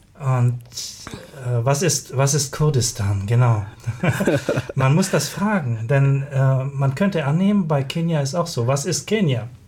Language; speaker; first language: German; native; German